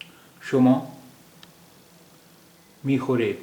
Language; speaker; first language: Persian; non-native, fluent; Urdu